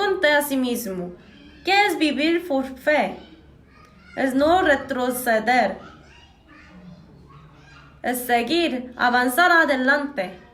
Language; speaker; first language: Spanish; non-native, fluent; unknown